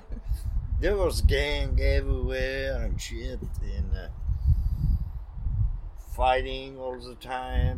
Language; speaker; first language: English; non-native, fluent; French